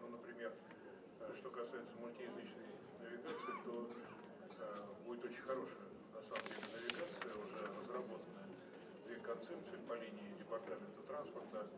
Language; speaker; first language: Russian; native; Russian